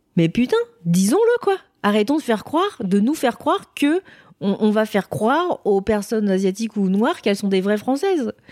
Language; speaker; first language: French; native; French